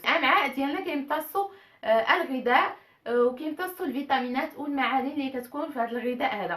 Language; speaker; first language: Arabic; native; Arabic